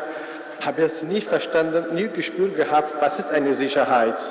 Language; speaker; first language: German; non-native, fluent; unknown